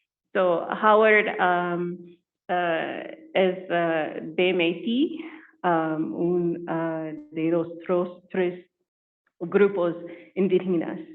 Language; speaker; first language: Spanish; non-native, learner; English